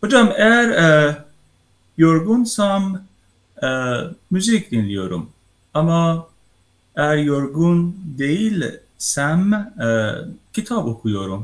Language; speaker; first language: Turkish; non-native, learner; Persian